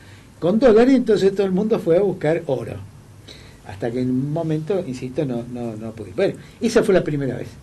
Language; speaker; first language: Spanish; native; Spanish